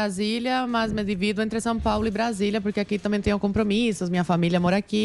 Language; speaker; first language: Portuguese; non-native, fluent; Spanish